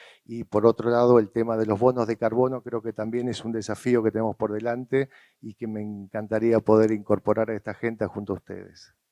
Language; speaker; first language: Spanish; native; Spanish